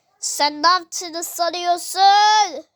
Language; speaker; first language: Turkish; native; Turkish